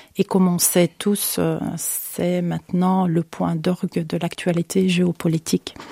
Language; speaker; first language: French; non-native, fluent; Ukrainian